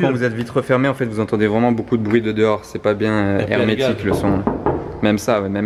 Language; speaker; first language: French; native; French